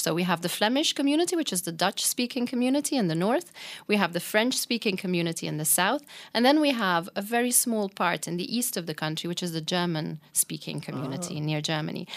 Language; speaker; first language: English; early bilingual, other home language; Italian